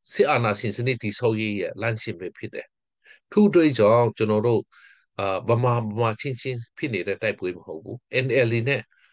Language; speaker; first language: Burmese; non-native, local second language; Hakha Chin